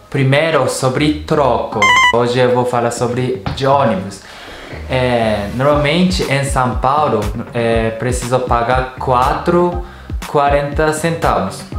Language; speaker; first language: Portuguese; non-native, learner; Japanese